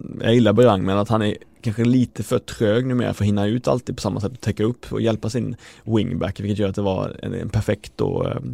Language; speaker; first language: Swedish; native; Swedish